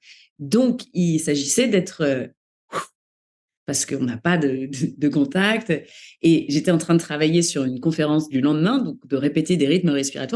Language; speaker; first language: French; native; French